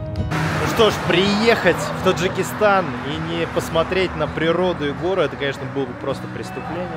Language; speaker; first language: Russian; native; Russian